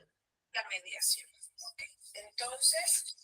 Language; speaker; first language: Spanish; native; Spanish